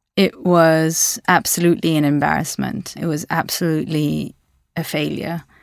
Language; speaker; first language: English; early bilingual, other home language; Russian